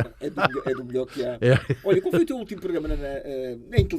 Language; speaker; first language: Portuguese; native; Portuguese